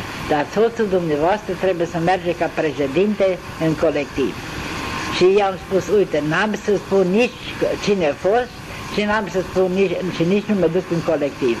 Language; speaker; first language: Romanian; non-native, local second language; German